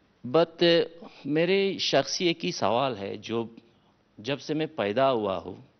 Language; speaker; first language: Hindi; non-native, fluent; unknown